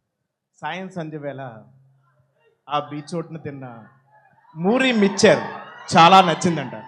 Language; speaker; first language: Telugu; native; Telugu